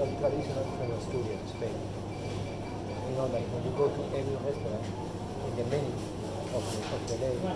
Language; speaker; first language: English; non-native, learner; Spanish